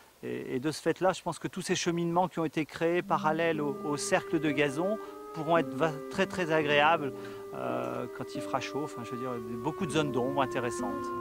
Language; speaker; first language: French; native; French